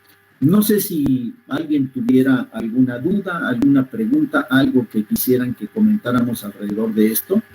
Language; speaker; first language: Spanish; native; Spanish